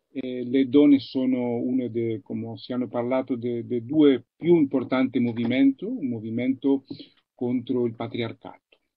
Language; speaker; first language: Italian; non-native, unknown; Spanish